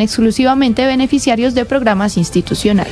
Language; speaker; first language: Spanish; native; Spanish